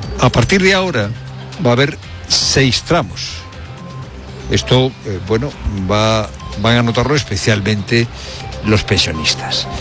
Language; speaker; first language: Spanish; native; Spanish